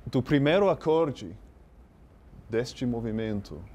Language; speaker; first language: Portuguese; non-native, learner; English